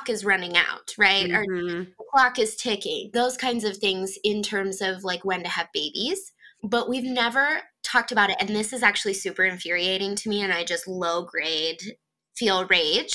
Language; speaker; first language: English; native; English